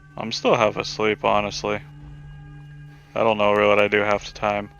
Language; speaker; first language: English; native; English